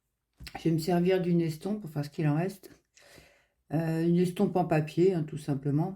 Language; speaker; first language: French; native; French